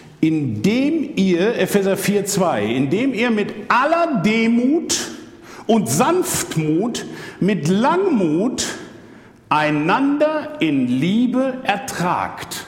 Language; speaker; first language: German; native; German